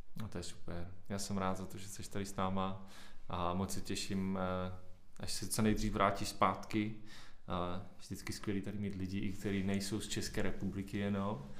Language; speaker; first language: Czech; native; Czech